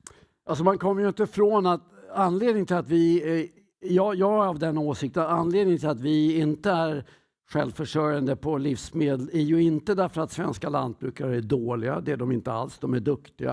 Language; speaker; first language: Swedish; native; Swedish